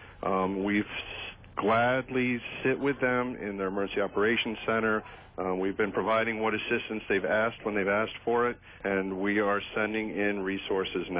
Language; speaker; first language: English; native; English